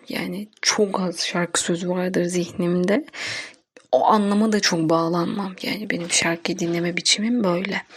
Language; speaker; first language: Turkish; non-native, local second language; Kurdish